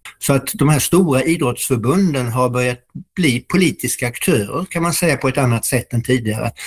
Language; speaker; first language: Swedish; native; Swedish